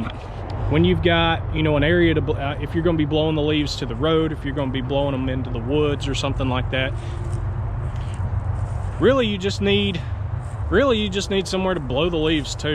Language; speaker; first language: English; native; English